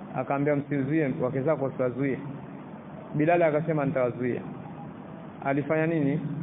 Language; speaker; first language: Swahili; native; Swahili